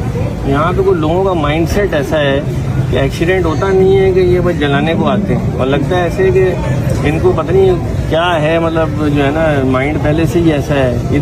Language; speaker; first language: Urdu; native; Urdu